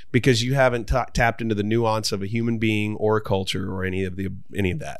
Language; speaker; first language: English; native; English